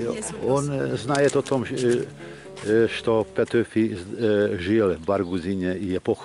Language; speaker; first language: Russian; non-native, learner; Hungarian